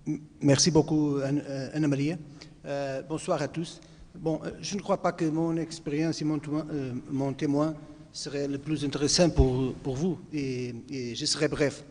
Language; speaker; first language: French; non-native, fluent; Portuguese